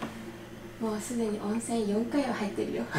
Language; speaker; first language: Japanese; native; Japanese